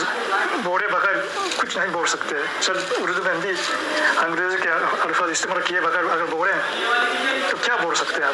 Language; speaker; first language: Hindi; non-native, fluent; Japanese